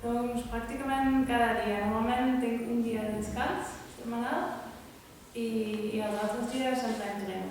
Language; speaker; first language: Catalan; non-native, fluent; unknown